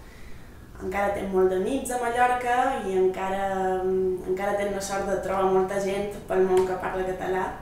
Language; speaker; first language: Catalan; non-native, local second language; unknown